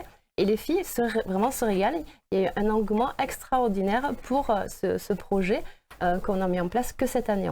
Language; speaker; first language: French; native; French